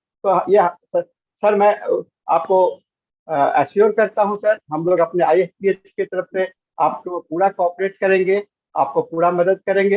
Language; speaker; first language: Hindi; native; Hindi